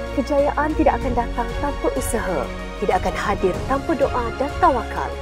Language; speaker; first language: Malay; native; Malay